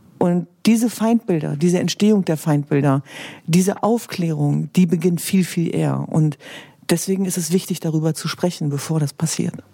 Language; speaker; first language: German; early bilingual, other home language; Kurdish